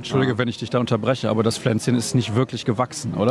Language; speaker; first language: German; native; German